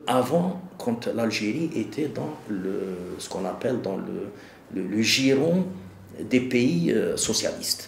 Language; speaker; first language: French; non-native, local second language; Arabic